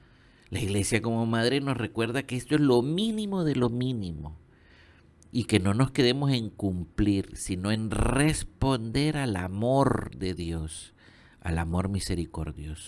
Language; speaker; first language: Spanish; native; Spanish